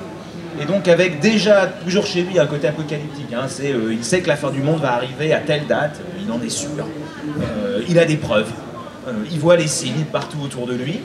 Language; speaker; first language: French; native; French